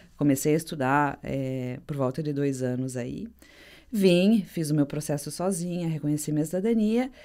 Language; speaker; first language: Portuguese; native; Portuguese